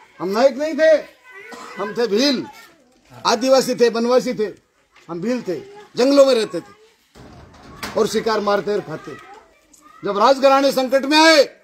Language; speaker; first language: Hindi; native; Hindi